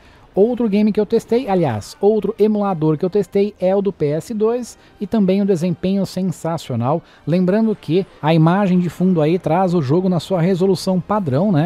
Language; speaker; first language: Portuguese; native; Portuguese